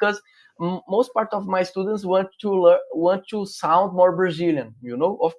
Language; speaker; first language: English; non-native, learner; Portuguese